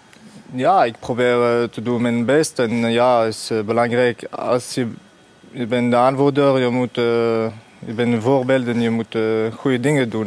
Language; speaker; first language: Dutch; non-native, fluent; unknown